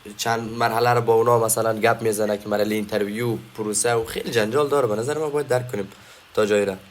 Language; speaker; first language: Persian; native; Persian